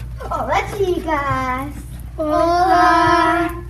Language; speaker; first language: Spanish; non-native, learner; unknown